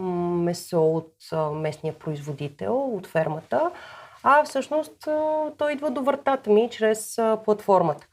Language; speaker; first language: Bulgarian; native; Bulgarian